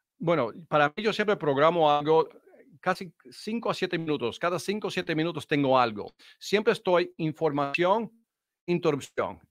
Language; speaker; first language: Spanish; early bilingual, heritage; Spanish